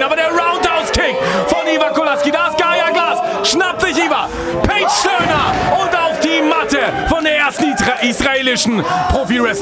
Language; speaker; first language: German; native; German